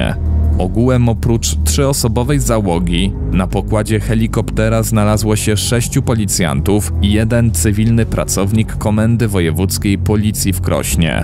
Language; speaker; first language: Polish; native; Polish